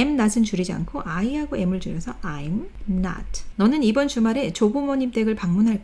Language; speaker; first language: Korean; native; Korean